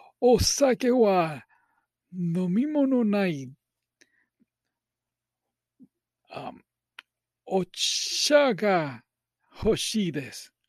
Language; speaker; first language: Japanese; non-native, learner; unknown